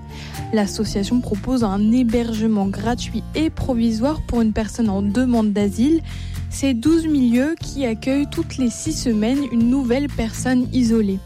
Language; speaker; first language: French; native; French